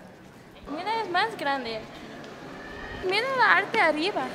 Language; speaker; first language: Spanish; non-native, learner; English